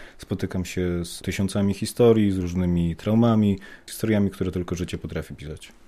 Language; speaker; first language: Polish; native; Polish